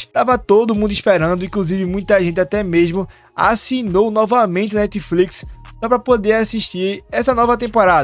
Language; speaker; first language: Portuguese; native; Portuguese